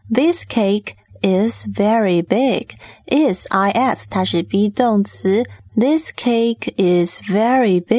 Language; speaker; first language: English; non-native, fluent; Chinese